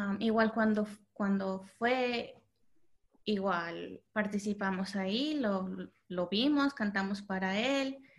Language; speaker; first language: Spanish; early bilingual, heritage; Spanish